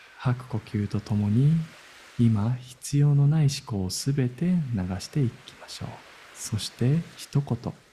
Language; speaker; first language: Japanese; native; Japanese